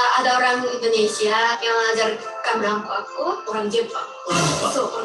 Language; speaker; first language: Indonesian; non-native, fluent; Japanese